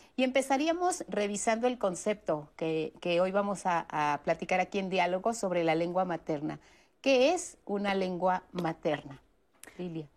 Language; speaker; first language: Spanish; native; Spanish